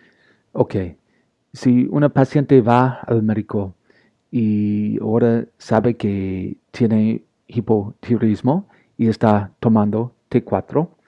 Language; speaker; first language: Spanish; non-native, learner; English